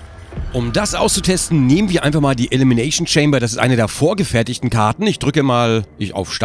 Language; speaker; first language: German; native; German